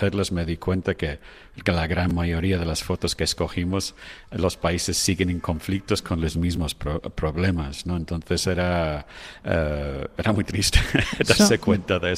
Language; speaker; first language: Spanish; non-native, fluent; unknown